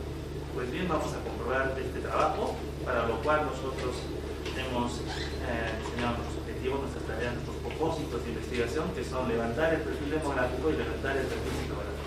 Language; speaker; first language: Spanish; native; Spanish